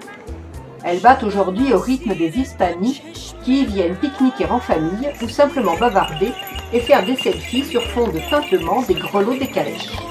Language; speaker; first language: French; native; French